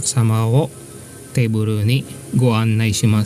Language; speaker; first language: Japanese; non-native, fluent; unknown